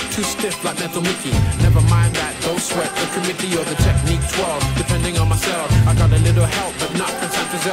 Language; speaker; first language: English; native; English